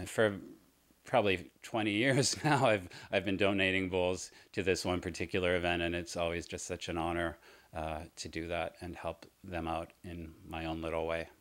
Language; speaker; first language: English; native; English